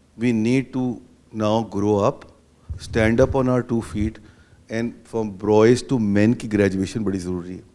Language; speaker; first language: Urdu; non-native, local second language; Punjabi